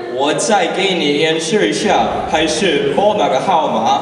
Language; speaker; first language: Chinese; non-native, learner; English